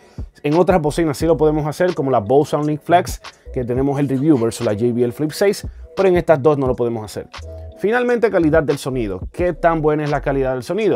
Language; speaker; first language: Spanish; native; Spanish